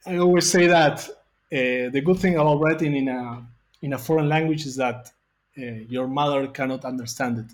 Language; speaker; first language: English; non-native, fluent; Spanish